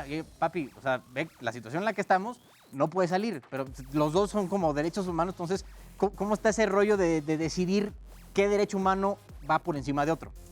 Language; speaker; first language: Spanish; native; Spanish